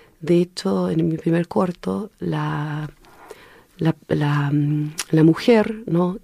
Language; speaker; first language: Spanish; early bilingual, heritage; Spanish